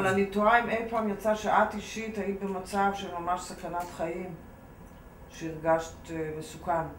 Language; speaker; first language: Hebrew; native; Hebrew